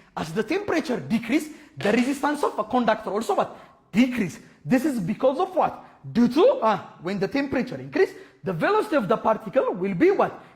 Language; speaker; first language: English; non-native, local second language; Amharic